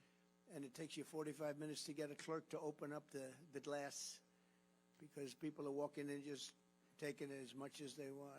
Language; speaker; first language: English; native; English